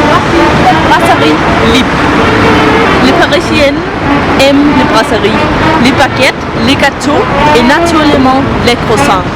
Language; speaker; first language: French; non-native, learner; Norwegian